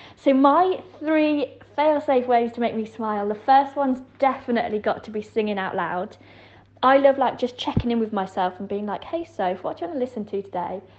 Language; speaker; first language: English; native; English